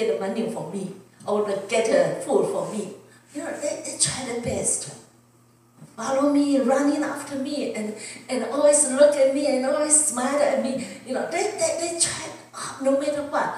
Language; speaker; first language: English; non-native, learner; Chinese